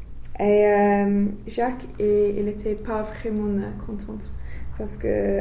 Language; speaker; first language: French; non-native, learner; English